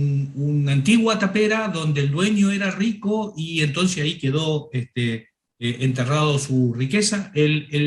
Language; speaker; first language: Spanish; native; Spanish